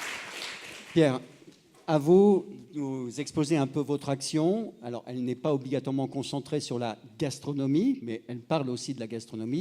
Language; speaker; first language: French; native; French